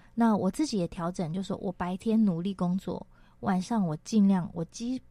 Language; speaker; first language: Chinese; non-native, local second language; Hakka Chinese